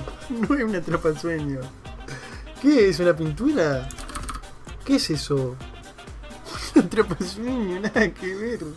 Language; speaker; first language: Spanish; native; Spanish